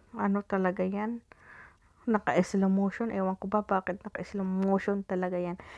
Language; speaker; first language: Filipino; non-native, local second language; Cebuano